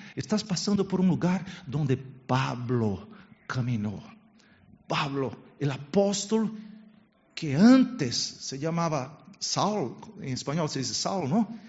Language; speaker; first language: Spanish; non-native, fluent; Portuguese